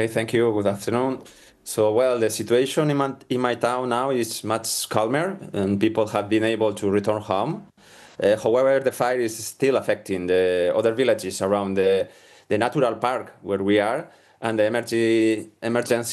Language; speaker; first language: English; non-native, fluent; Spanish